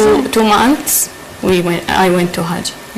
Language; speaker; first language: English; non-native, learner; Arabic